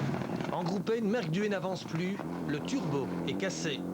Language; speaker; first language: French; native; French